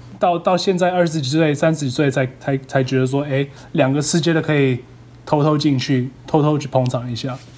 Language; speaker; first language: Chinese; early bilingual, heritage; Chinese